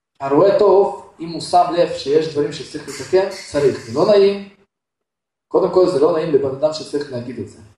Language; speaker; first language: Hebrew; non-native, fluent; Russian